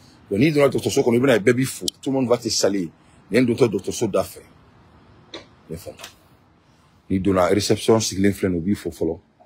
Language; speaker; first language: French; non-native, local second language; Bambara